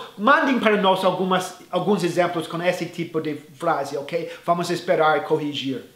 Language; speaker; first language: Portuguese; non-native, fluent; English